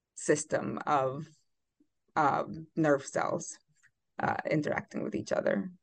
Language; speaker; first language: English; non-native, fluent; Romanian